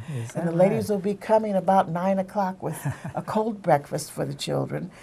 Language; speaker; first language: English; native; English